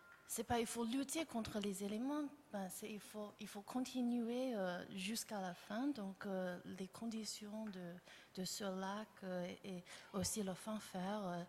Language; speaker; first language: French; non-native, fluent; English